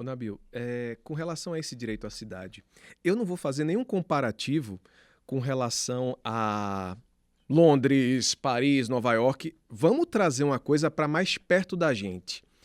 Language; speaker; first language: Portuguese; native; Portuguese